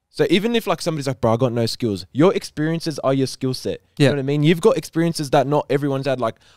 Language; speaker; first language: English; native; English